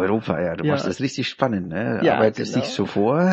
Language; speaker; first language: German; native; German